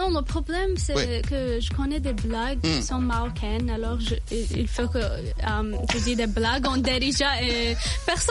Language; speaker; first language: French; non-native, local second language; Arabic